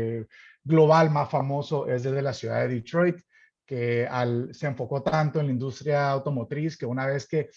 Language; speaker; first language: Spanish; native; Spanish